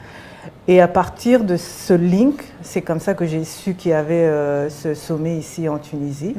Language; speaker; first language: French; non-native, local second language; Kinyarwanda